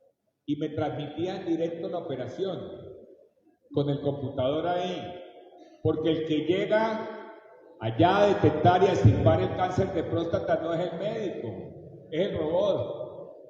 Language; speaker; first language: Spanish; native; Spanish